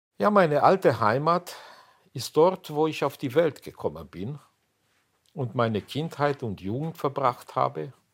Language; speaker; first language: German; native; German